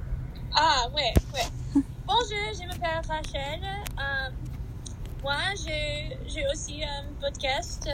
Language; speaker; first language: French; non-native, learner; English